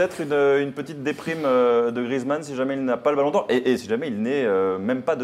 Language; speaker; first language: French; native; French